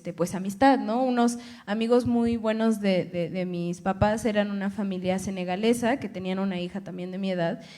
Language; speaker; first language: Spanish; early bilingual, other home language; English